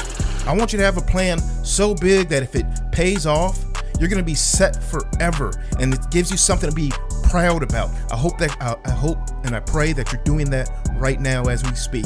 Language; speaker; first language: English; native; English